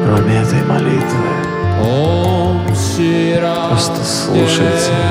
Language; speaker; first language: Russian; native; Russian